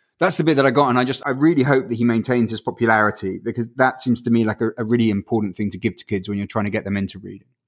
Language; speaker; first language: English; early bilingual, other home language; Spanish